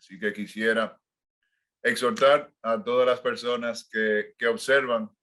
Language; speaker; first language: Spanish; native; Spanish